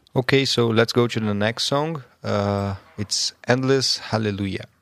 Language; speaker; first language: English; non-native, learner; Portuguese